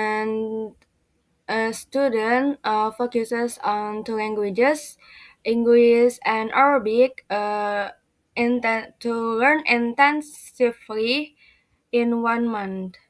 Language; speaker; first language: English; non-native, learner; Indonesian